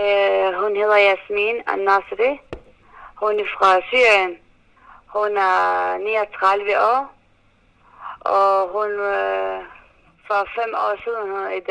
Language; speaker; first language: Danish; non-native, learner; Arabic